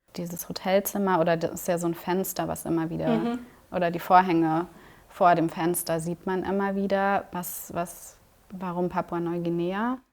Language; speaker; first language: German; native; German